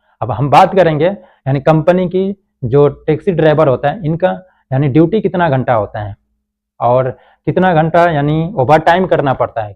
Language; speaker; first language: Hindi; native; Hindi